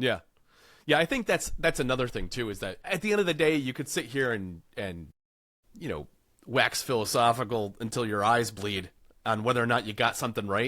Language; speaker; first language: English; native; English